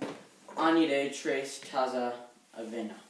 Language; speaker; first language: Spanish; non-native, learner; English